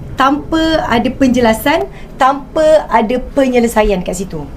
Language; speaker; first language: Malay; native; Malay